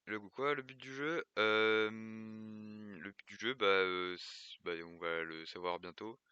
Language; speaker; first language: French; native; French